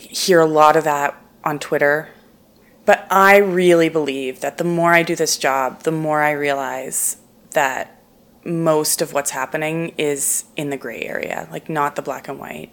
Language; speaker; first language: English; native; English